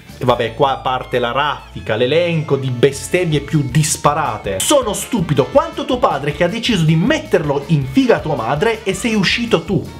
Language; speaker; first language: Italian; early bilingual, other home language; Macedonian